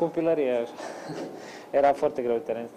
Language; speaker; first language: Romanian; non-native, fluent; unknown